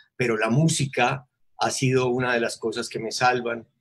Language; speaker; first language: Spanish; native; Spanish